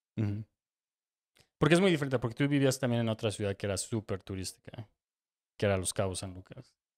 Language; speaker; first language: Spanish; native; Spanish